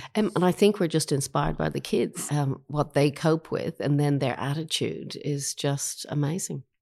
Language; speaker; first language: English; native; English